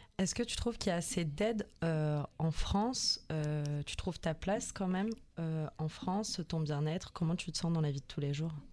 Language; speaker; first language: French; native; French